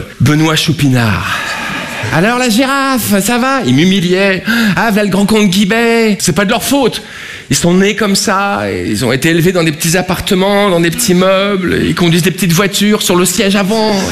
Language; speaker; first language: French; native; French